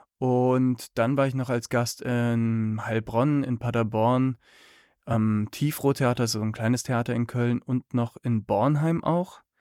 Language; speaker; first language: German; native; German